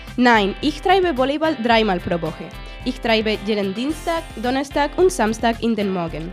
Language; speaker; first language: German; non-native, fluent; Spanish